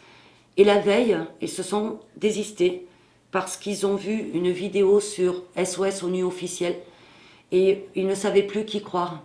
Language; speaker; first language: French; native; French